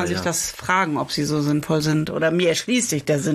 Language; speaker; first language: German; native; German